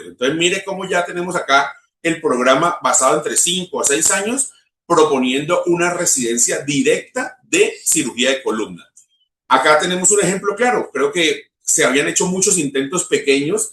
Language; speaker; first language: Spanish; native; Spanish